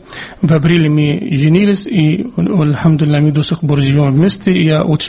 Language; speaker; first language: Russian; non-native, fluent; Arabic